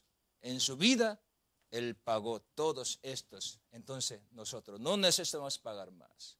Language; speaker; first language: Spanish; non-native, learner; Korean